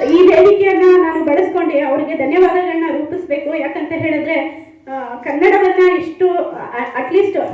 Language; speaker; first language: Kannada; non-native, local second language; Urdu